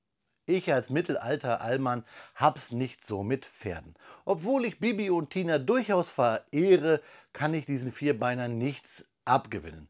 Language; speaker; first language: German; native; German